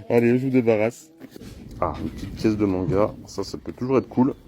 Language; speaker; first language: French; native; French